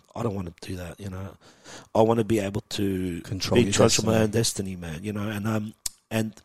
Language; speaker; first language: English; early bilingual, other home language; Persian